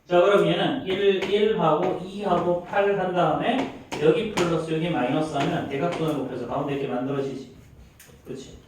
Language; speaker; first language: Korean; native; Korean